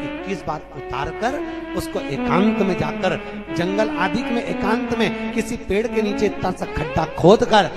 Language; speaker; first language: Hindi; native; Hindi